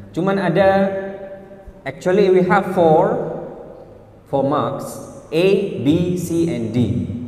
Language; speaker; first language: English; non-native, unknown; Indonesian